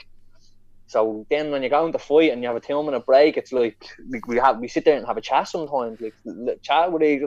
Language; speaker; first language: English; native; English